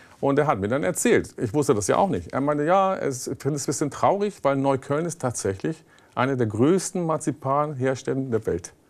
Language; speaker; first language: German; early bilingual, other home language; Persian